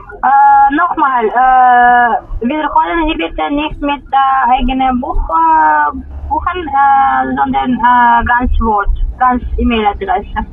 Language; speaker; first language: German; non-native, learner; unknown